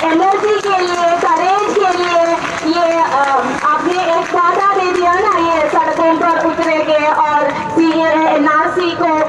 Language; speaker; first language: Hindi; non-native, local second language; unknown